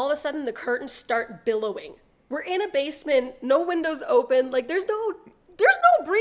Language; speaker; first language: English; native; English